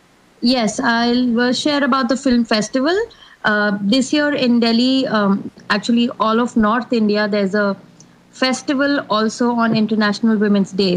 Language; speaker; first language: English; non-native, local second language; Hindi